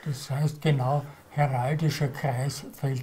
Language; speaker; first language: German; native; German